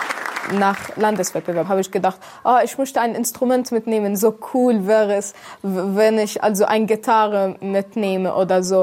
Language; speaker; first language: German; non-native, learner; Arabic